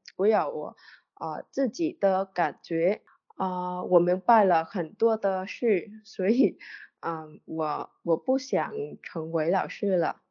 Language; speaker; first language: Chinese; non-native, learner; Vietnamese